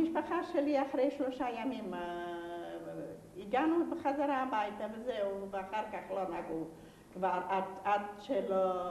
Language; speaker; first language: Hebrew; non-native, fluent; Yiddish